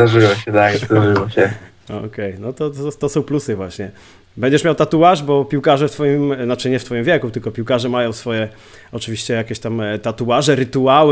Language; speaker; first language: Polish; native; Polish